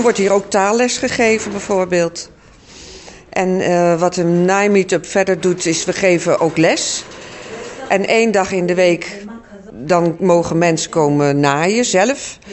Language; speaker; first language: Dutch; native; Dutch